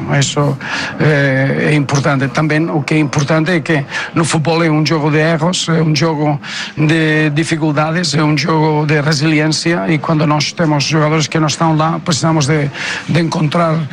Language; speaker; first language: Portuguese; non-native, fluent; Spanish